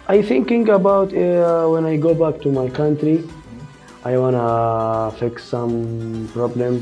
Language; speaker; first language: English; non-native, learner; Arabic